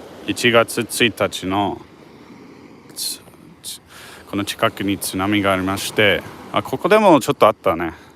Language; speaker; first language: Japanese; non-native, fluent; English